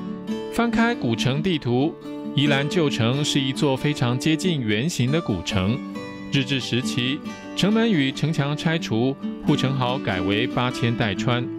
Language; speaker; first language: Chinese; native; Chinese